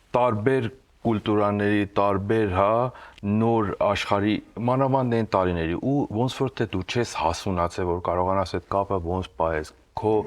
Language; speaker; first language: Armenian; early bilingual, heritage; Armenian